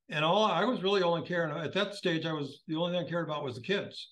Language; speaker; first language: English; native; English